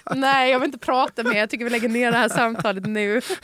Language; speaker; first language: Swedish; native; Swedish